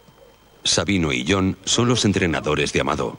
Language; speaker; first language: Spanish; native; Spanish